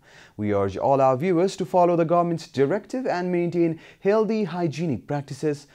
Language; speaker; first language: English; non-native, fluent; Nepali